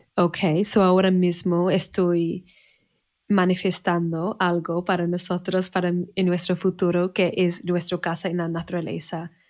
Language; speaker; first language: Spanish; non-native, fluent; English